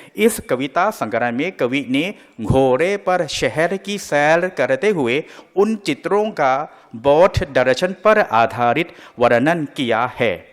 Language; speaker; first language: Hindi; non-native, fluent; Thai